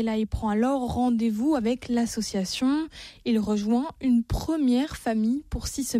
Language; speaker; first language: French; native; French